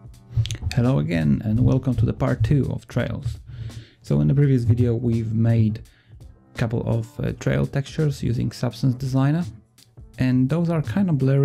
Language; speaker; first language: English; non-native, fluent; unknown